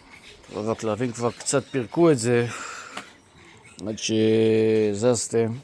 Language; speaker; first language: Hebrew; native; Hebrew